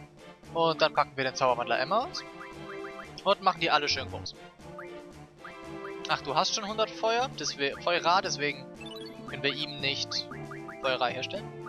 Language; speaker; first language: German; native; German